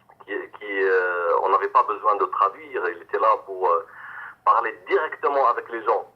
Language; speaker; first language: French; native; French